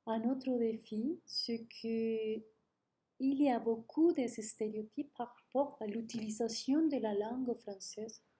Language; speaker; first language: French; non-native, learner; Spanish